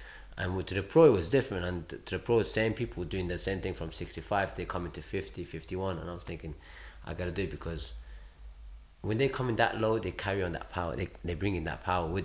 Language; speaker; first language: English; early bilingual, other home language; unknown